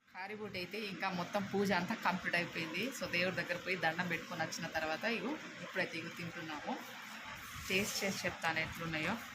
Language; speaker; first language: Telugu; non-native, local second language; Lambadi